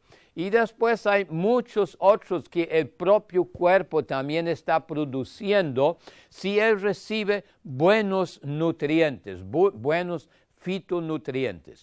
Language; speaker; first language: Spanish; non-native, fluent; German